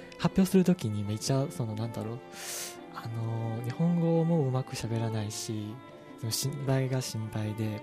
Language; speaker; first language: Japanese; non-native, learner; Chinese